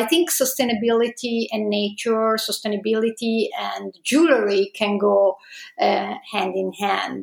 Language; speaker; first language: English; non-native, fluent; Italian